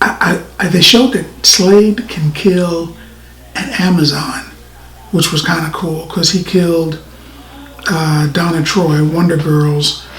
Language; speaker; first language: English; native; English